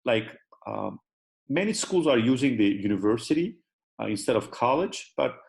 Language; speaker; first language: English; non-native, fluent; Turkish